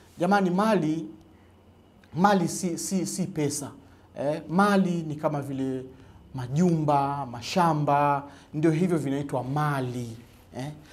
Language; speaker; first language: Swahili; native; Swahili